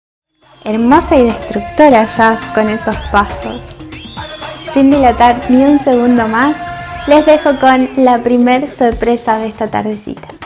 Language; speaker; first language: Spanish; native; Spanish